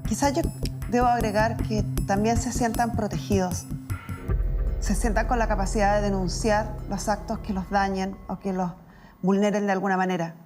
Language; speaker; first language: Spanish; native; Spanish